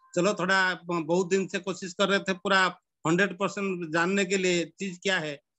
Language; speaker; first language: Hindi; non-native, local second language; Odia